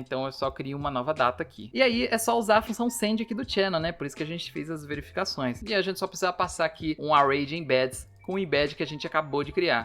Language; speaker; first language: Portuguese; native; Portuguese